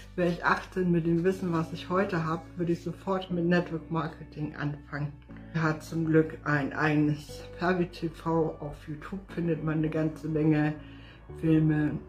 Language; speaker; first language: German; native; German